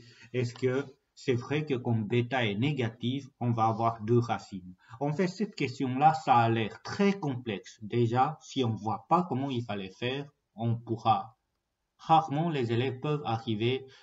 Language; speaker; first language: French; non-native, fluent; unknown